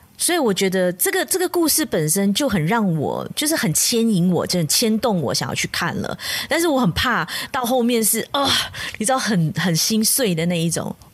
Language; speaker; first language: Chinese; native; Chinese